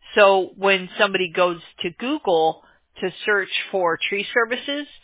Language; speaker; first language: English; native; English